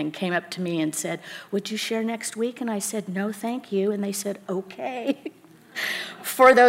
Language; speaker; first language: English; native; English